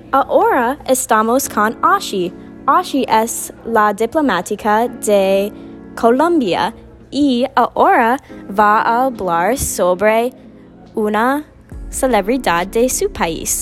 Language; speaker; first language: Spanish; non-native, learner; English